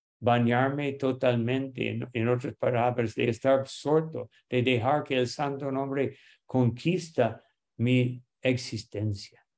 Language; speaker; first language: Spanish; non-native, fluent; English